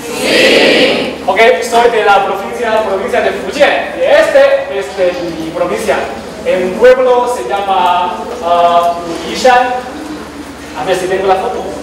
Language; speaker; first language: Spanish; non-native, learner; Chinese